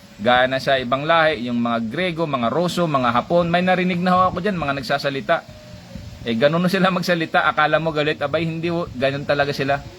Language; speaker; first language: Filipino; non-native, local second language; Hiligaynon